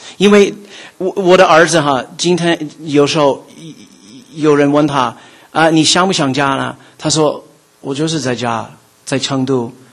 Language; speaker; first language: Chinese; non-native, fluent; English